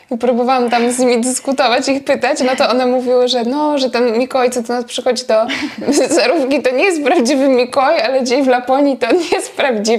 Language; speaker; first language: Polish; native; Polish